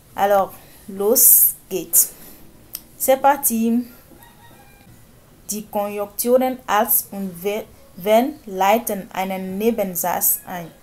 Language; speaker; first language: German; non-native, fluent; French